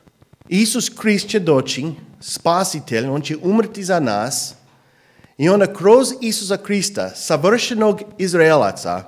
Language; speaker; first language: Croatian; non-native, fluent; English